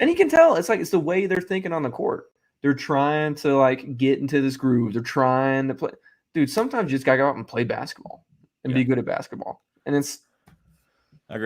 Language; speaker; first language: English; native; English